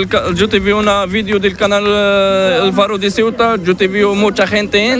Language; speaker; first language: Spanish; non-native, learner; Arabic